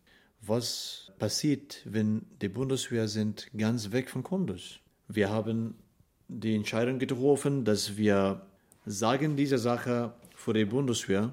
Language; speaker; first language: German; non-native, fluent; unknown